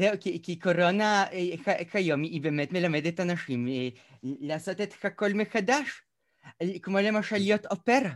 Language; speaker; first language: Hebrew; early bilingual, other home language; Russian